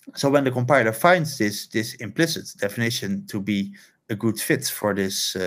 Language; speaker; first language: English; non-native, fluent; Dutch